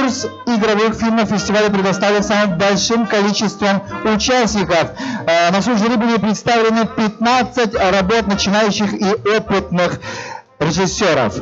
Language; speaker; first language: Russian; native; Russian